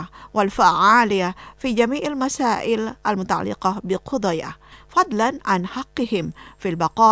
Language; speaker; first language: Arabic; non-native, fluent; Indonesian